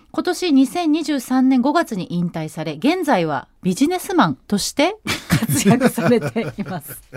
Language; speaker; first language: Japanese; non-native, fluent; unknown